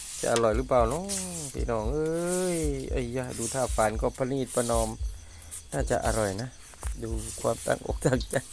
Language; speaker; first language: Thai; native; Thai